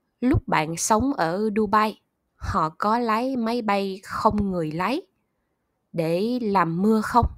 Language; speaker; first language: Vietnamese; non-native, learner; German